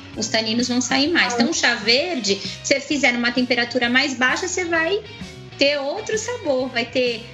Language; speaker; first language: Portuguese; native; Portuguese